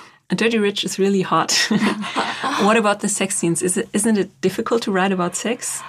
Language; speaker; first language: English; non-native, fluent; German